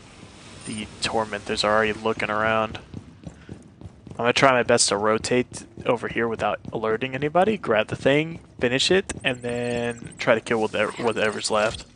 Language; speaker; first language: English; native; English